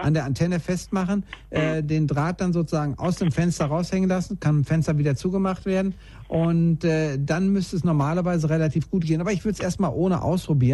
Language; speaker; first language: German; native; German